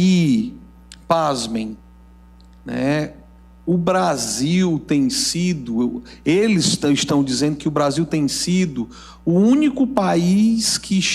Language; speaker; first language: Portuguese; native; Portuguese